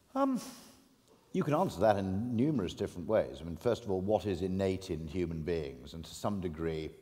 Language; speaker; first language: English; native; English